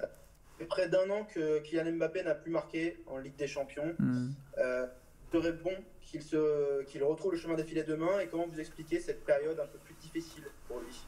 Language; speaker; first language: French; native; French